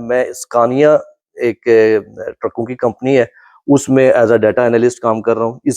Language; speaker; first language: Urdu; non-native, local second language; Pahari-Potwari